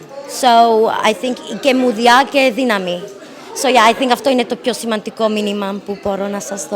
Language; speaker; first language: Greek; early bilingual, heritage; English